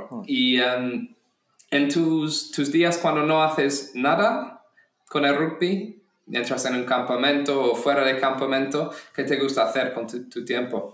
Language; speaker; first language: Spanish; non-native, fluent; English